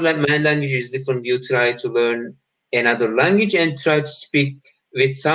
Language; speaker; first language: English; non-native, learner; Turkish